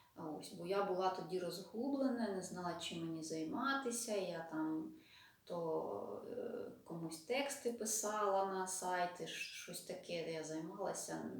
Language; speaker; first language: Ukrainian; non-native, local second language; Russian